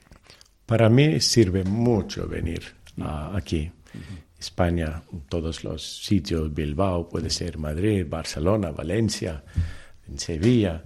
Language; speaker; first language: Spanish; early bilingual, heritage; Telugu